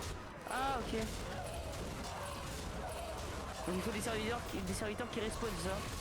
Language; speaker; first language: French; native; French